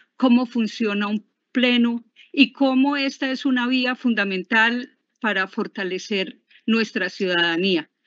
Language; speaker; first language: Spanish; native; Spanish